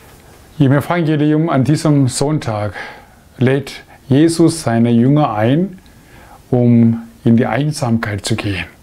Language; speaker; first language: German; non-native, fluent; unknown